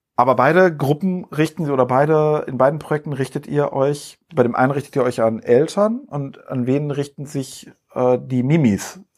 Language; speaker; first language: German; native; German